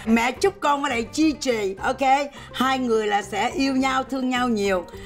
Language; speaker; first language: Vietnamese; native; Vietnamese